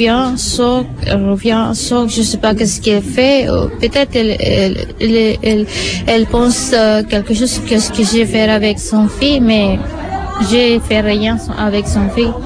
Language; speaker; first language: French; non-native, learner; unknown